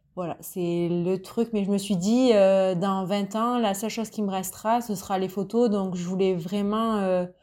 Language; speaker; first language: French; native; French